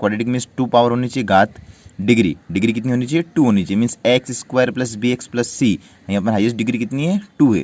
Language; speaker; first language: Hindi; native; Hindi